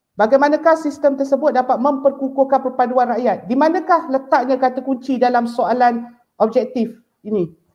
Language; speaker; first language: Malay; native; Malay